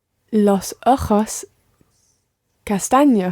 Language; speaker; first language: Spanish; non-native, learner; English